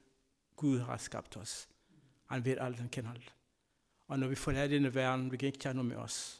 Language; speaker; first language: Danish; non-native, fluent; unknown